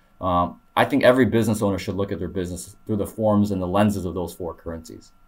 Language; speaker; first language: English; early bilingual, other home language; Korean